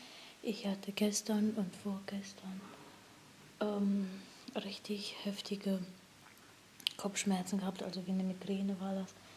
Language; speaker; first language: German; native; German